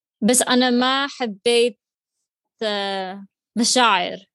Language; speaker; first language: Arabic; non-native, learner; English